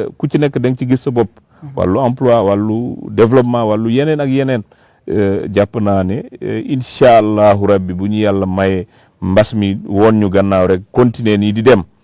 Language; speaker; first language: Wolof; non-native, local second language; Fula